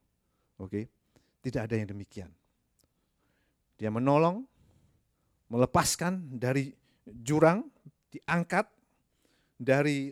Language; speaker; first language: Indonesian; native; Indonesian